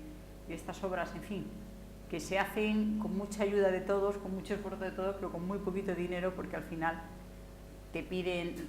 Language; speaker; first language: Spanish; native; Spanish